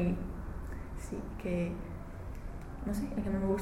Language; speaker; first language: Spanish; non-native, learner; English